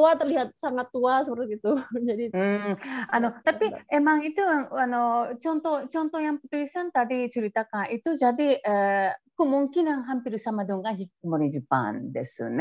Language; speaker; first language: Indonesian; non-native, fluent; Japanese